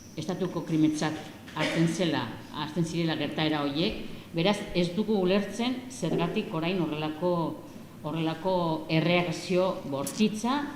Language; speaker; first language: Basque; non-native, local second language; Spanish